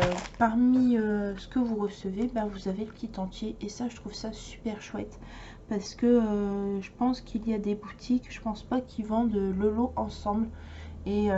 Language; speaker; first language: French; native; French